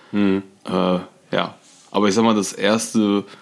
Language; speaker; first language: German; native; German